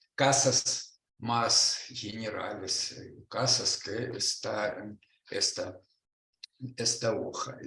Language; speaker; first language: Spanish; non-native, learner; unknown